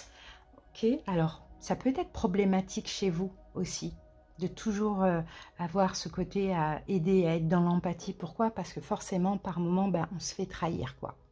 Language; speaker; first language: French; native; French